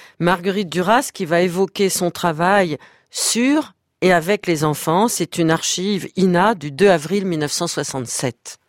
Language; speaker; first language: French; native; French